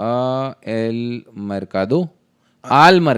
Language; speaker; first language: Spanish; non-native, learner; Hindi